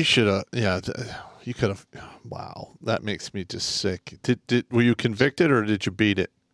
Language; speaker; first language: English; native; English